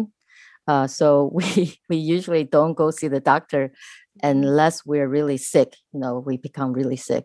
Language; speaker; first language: English; non-native, fluent; Chinese